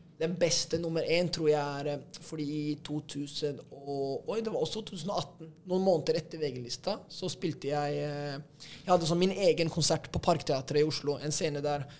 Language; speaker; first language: Norwegian; native; Norwegian